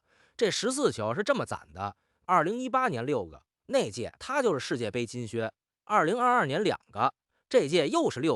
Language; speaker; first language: Chinese; native; Chinese